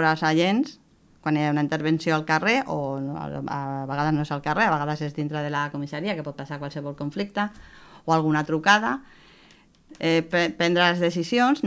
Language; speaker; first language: Catalan; native; Catalan